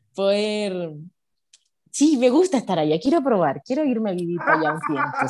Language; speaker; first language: Spanish; native; Spanish